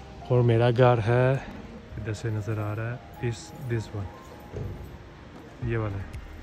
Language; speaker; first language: Urdu; early bilingual, heritage; Urdu